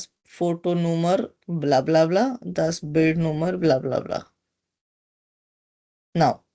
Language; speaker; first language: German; non-native, learner; Hindi